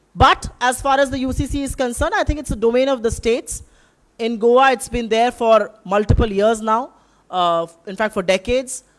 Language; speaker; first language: English; non-native, local second language; Hindi